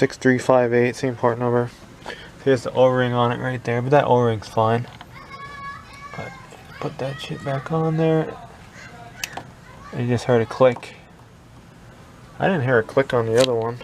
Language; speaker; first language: English; native; English